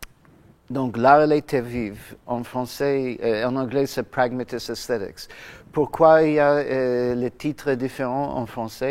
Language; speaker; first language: French; non-native, fluent; English